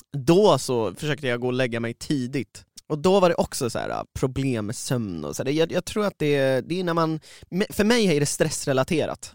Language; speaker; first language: Swedish; native; Swedish